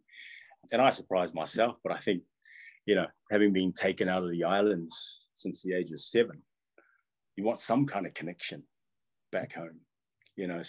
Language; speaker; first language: English; non-native, local second language; Tongan